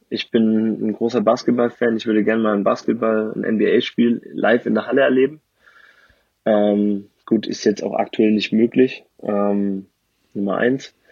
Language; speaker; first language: German; native; German